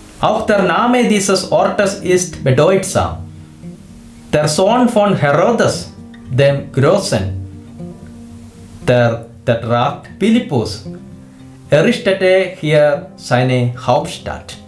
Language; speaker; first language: German; non-native, fluent; Malayalam